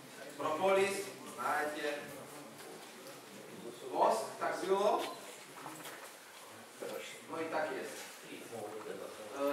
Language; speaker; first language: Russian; non-native, learner; Czech